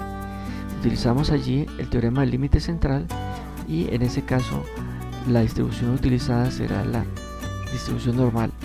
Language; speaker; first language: Spanish; native; Spanish